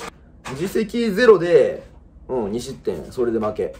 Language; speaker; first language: Japanese; native; Japanese